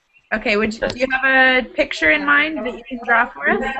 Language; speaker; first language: English; native; English